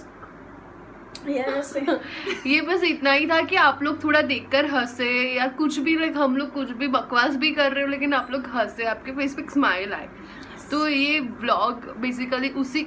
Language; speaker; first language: Hindi; non-native, local second language; Gujarati